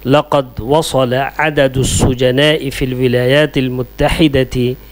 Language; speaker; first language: Arabic; non-native, fluent; Urdu